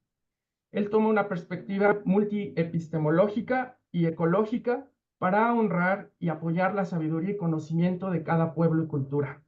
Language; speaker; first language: Spanish; native; Spanish